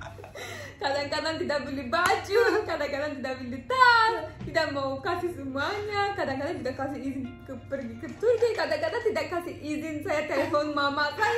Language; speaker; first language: Indonesian; non-native, learner; Turkish